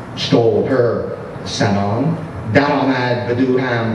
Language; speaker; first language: Persian; non-native, fluent; English